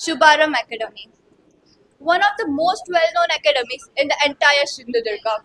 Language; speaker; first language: English; non-native, local second language; Marathi